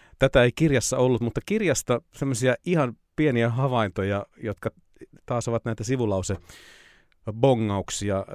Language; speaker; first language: Finnish; native; Finnish